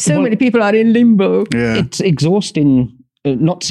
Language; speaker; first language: English; native; English